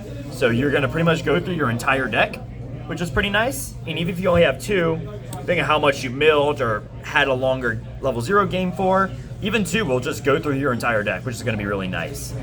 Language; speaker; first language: English; native; English